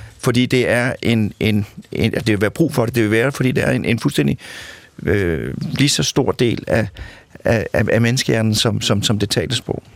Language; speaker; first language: Danish; native; Danish